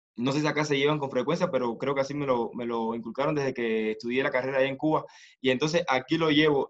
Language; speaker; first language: Spanish; native; Spanish